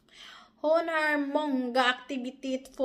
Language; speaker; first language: Swedish; non-native, learner; Filipino